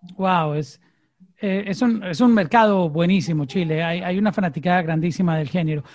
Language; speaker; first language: Spanish; native; Spanish